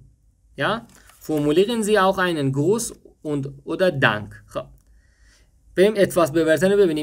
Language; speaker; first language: German; non-native, fluent; Persian